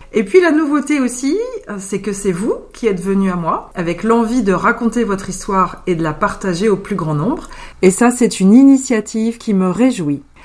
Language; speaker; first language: French; native; French